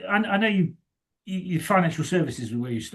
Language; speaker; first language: English; native; English